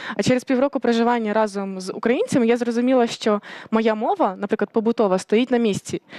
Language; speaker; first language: Ukrainian; native; Ukrainian